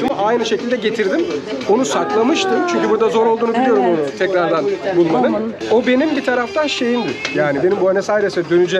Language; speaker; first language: Turkish; native; Turkish